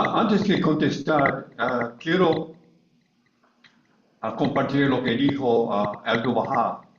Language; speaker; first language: Spanish; non-native, learner; English